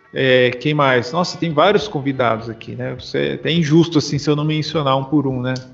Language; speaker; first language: Portuguese; native; Portuguese